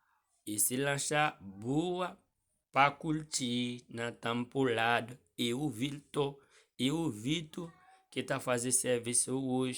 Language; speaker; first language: Portuguese; non-native, learner; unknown